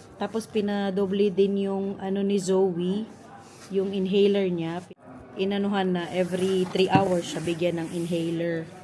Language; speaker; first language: Filipino; non-native, local second language; Pampanga